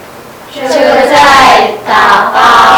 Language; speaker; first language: Chinese; non-native, learner; Indonesian